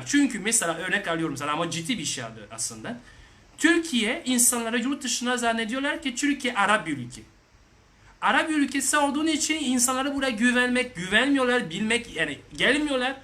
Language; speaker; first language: Turkish; non-native, learner; French